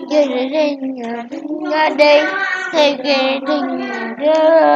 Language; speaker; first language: English; non-native, learner; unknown